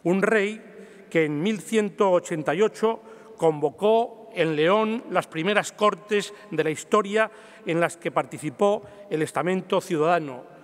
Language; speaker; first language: Spanish; native; Spanish